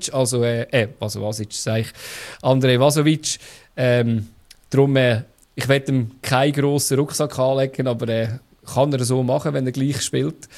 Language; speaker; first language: German; native; German